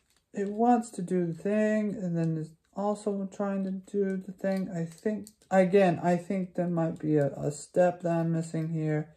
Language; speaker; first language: English; native; English